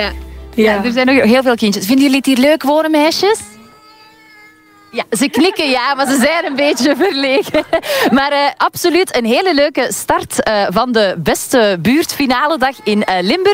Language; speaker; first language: Dutch; native; Dutch